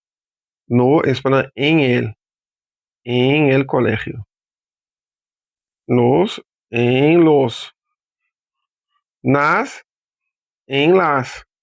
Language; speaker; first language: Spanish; non-native, fluent; Portuguese